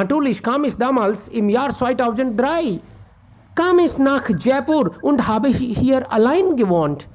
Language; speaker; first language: German; non-native, fluent; Hindi